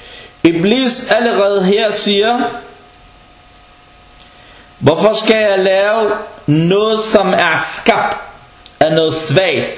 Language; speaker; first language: Danish; non-native, fluent; Arabic